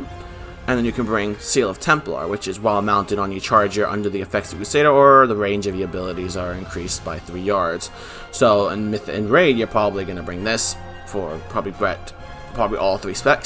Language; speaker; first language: English; native; English